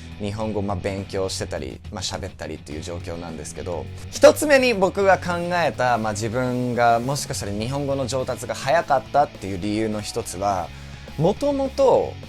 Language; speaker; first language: Japanese; non-native, fluent; English